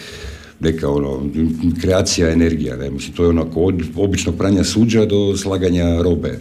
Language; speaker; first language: Croatian; native; Croatian